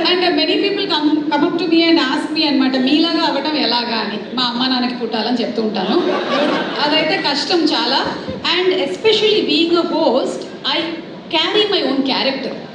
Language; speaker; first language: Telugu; non-native, local second language; Malayalam